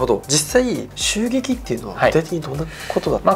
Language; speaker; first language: Japanese; native; Japanese